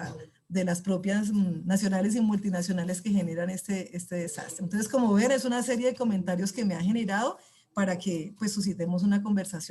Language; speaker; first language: Spanish; native; Spanish